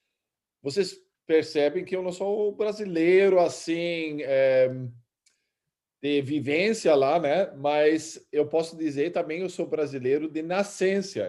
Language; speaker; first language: Portuguese; early bilingual, other home language; German